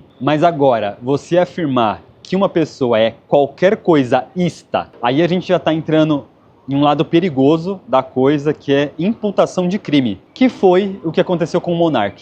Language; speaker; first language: Portuguese; native; Portuguese